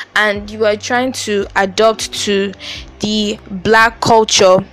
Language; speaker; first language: English; non-native, local second language; Yoruba